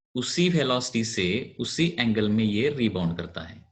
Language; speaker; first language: Hindi; non-native, local second language; Marathi